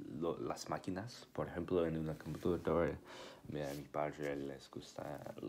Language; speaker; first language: Spanish; non-native, learner; English